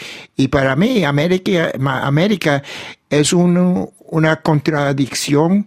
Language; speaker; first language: Spanish; early bilingual, heritage; Spanish